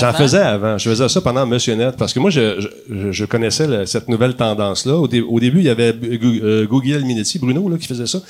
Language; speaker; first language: French; native; French